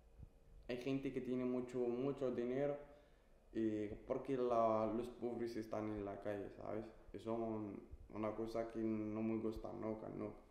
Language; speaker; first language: Spanish; non-native, learner; Arabic